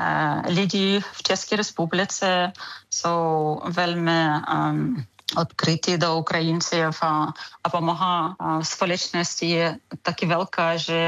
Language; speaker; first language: Czech; non-native, learner; Ukrainian